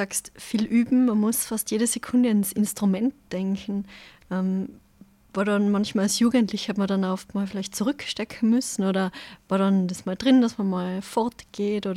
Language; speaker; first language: German; native; German